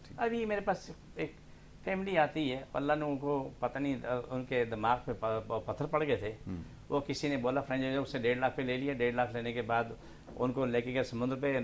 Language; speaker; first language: Urdu; non-native, local second language; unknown